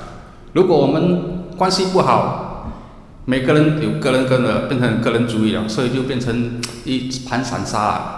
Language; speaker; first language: Chinese; native; Chinese